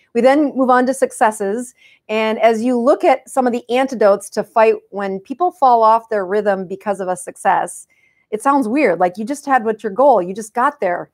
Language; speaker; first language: English; native; English